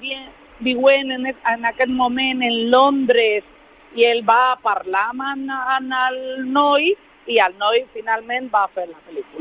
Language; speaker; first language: Catalan; non-native, local second language; Spanish